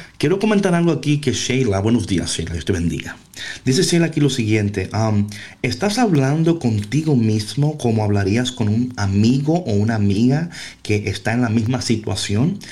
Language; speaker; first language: Spanish; early bilingual, heritage; Spanish